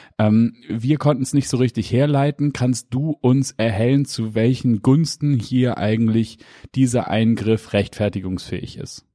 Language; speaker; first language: German; native; German